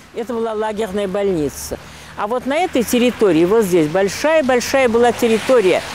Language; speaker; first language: Russian; native; Russian